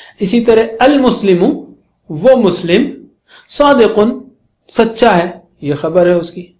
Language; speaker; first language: Urdu; native; Urdu